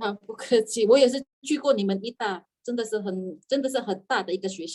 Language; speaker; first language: Chinese; non-native, fluent; Indonesian